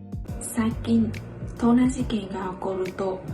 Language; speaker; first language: Japanese; non-native, learner; Vietnamese